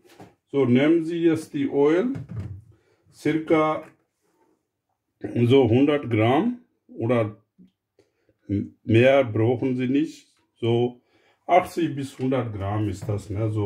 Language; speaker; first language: German; non-native, learner; Urdu